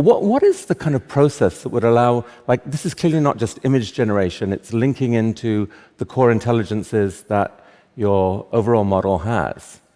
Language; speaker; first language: English; native; English